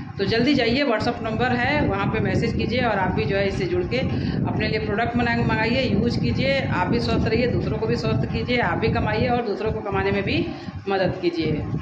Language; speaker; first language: Hindi; native; Hindi